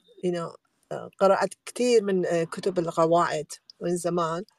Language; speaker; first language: Arabic; non-native, learner; Persian